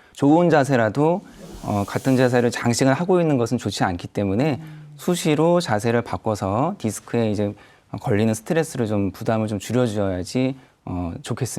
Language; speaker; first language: Korean; native; Korean